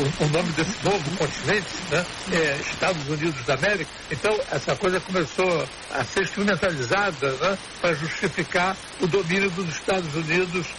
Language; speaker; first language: Portuguese; native; Portuguese